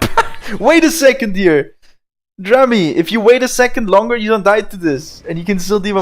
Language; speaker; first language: English; non-native, fluent; German